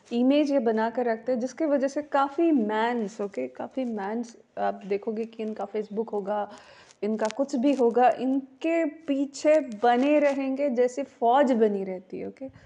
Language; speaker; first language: Hindi; non-native, local second language; Marathi